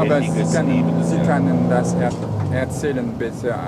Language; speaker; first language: German; non-native, learner; French